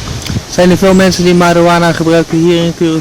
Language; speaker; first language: Dutch; native; Dutch